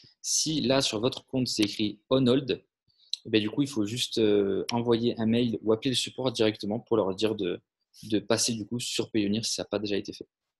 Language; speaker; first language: French; native; French